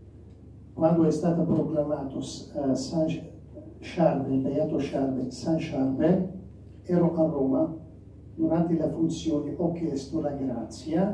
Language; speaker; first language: Italian; non-native, fluent; Arabic